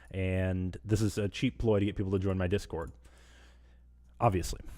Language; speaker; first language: English; native; English